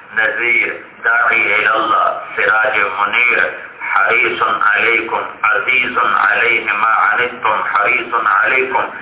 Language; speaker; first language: Urdu; non-native, local second language; Punjabi